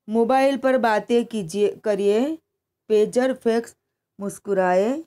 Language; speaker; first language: Hindi; non-native, local second language; Gujarati